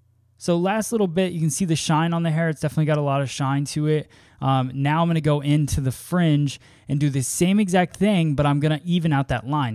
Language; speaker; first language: English; native; English